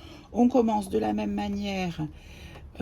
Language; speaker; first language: French; native; French